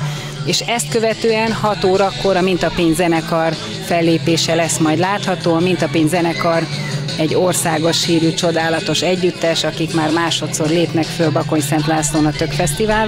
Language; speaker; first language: Hungarian; native; Hungarian